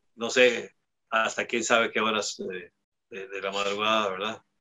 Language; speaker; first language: Spanish; native; Spanish